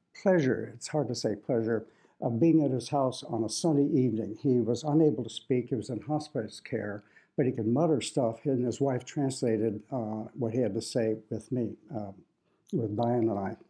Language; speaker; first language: English; native; English